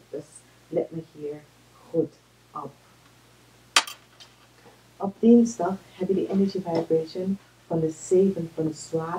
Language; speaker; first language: Dutch; non-native, fluent; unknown